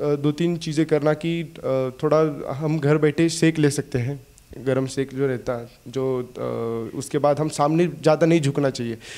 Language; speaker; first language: Hindi; non-native, local second language; Marathi